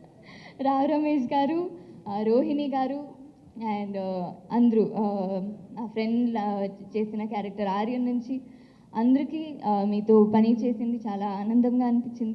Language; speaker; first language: Telugu; non-native, local second language; Tamil